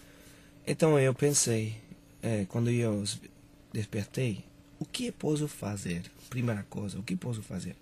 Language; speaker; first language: Portuguese; non-native, learner; Spanish